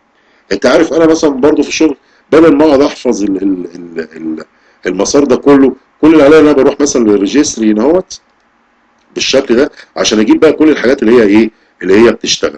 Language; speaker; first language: Arabic; native; Arabic